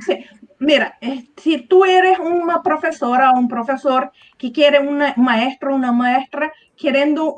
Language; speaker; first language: Spanish; non-native, learner; Portuguese